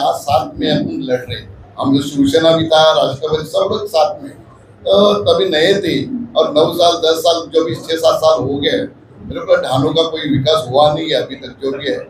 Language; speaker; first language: Hindi; non-native, local second language; Marathi